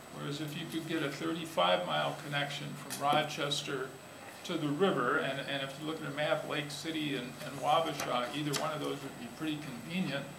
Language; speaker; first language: English; native; English